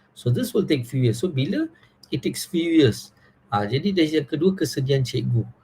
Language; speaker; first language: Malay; non-native, local second language; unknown